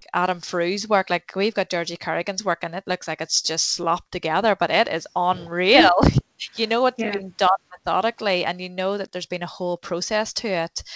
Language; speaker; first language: English; native; English